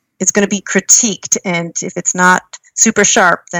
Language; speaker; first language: English; native; English